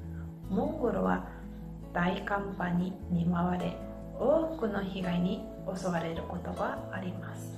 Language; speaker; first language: Japanese; non-native, fluent; Mongolian